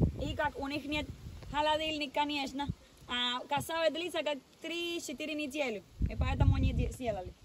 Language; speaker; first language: Russian; non-native, learner; Spanish